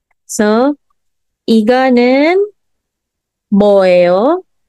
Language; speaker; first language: Korean; non-native, fluent; Filipino